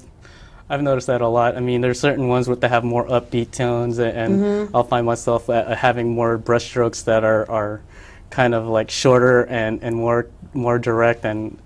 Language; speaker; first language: English; early bilingual, other home language; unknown